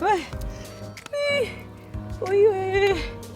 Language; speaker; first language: Korean; native; Korean